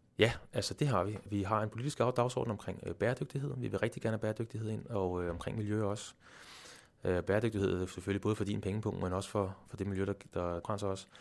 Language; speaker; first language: Danish; native; Danish